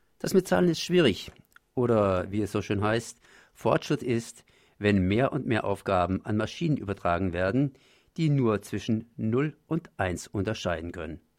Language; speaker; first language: German; native; German